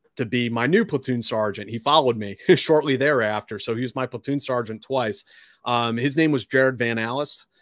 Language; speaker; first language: English; native; English